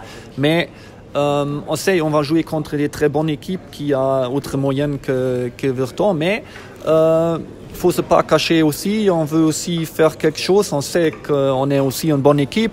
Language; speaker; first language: French; non-native, fluent; German